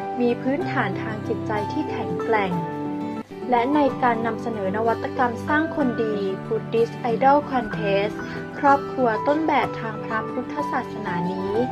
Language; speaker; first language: Thai; native; Thai